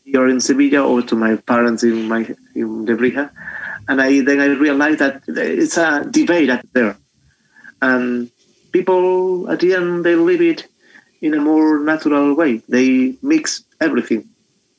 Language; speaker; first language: English; non-native, fluent; Spanish